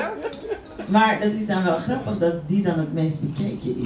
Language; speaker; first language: Dutch; native; Dutch